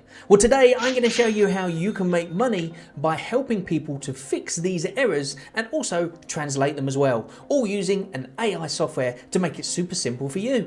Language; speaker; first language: English; native; English